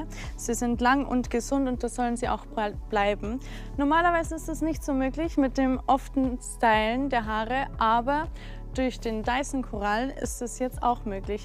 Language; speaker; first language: German; native; German